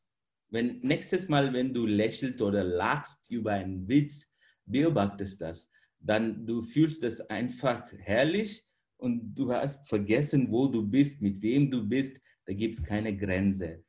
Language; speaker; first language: German; non-native, fluent; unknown